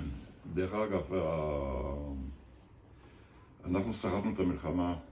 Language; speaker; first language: Hebrew; early bilingual, other home language; German